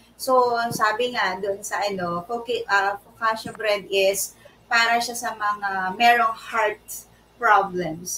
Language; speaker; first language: Filipino; native; Filipino